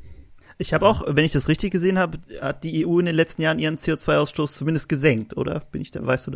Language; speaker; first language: German; native; German